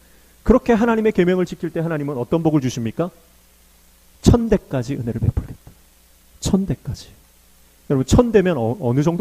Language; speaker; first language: Korean; native; Korean